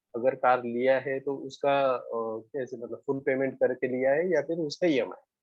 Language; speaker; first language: Hindi; non-native, local second language; Marathi